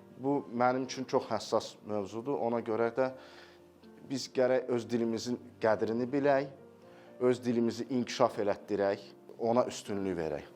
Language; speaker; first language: Azerbaijani; native; Azerbaijani